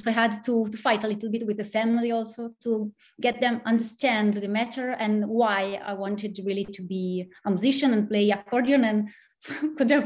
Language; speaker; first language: English; non-native, fluent; Italian